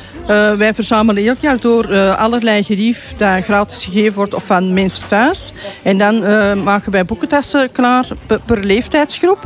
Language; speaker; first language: Dutch; native; Dutch